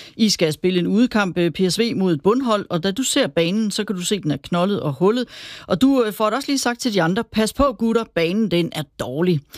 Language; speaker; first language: Danish; native; Danish